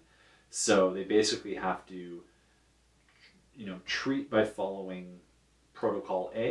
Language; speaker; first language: English; native; English